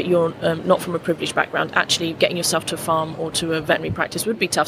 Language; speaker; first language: English; native; English